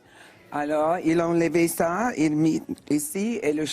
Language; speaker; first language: French; non-native, learner; English